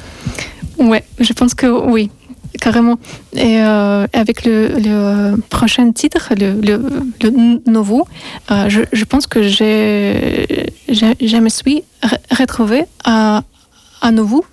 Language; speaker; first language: French; non-native, learner; Russian